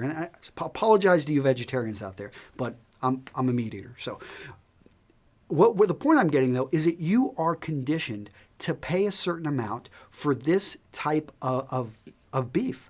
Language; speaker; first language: English; native; English